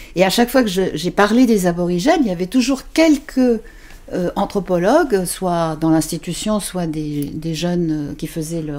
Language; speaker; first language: French; native; French